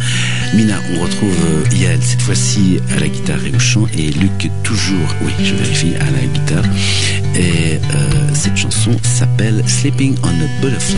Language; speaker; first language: French; native; French